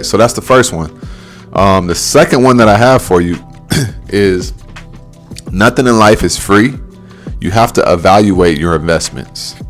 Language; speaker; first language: English; native; English